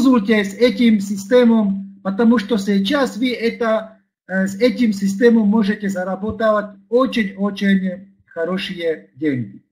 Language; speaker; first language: Russian; non-native, learner; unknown